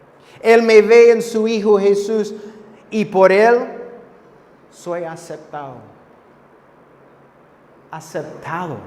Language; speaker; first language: Spanish; non-native, fluent; English